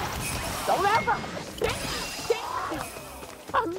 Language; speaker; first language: English; native; English